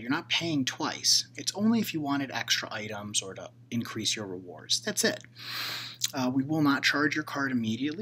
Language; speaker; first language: English; native; English